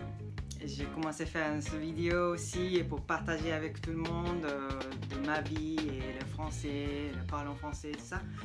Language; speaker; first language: French; non-native, learner; Japanese